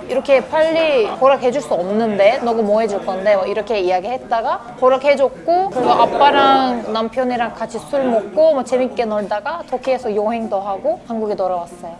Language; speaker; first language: Korean; non-native, fluent; Turkish